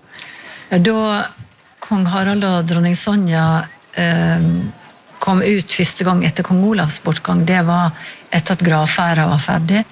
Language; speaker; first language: Norwegian; native; Norwegian